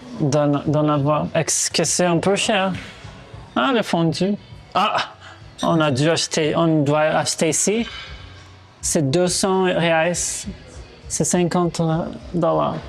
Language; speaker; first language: French; non-native, fluent; Portuguese